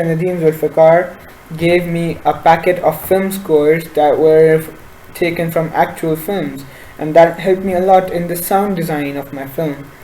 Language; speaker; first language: English; non-native, local second language; Urdu